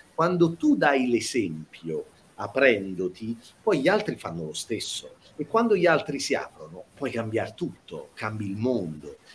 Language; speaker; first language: Italian; native; Italian